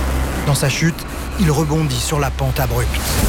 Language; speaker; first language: French; native; French